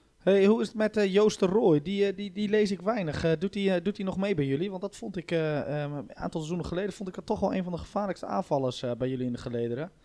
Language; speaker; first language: Dutch; native; Dutch